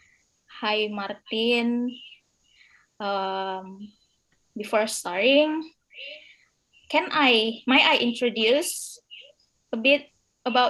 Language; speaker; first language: English; non-native, fluent; Indonesian